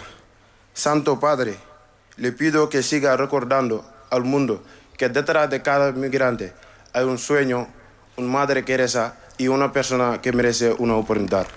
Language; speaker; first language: Spanish; non-native, learner; Wolof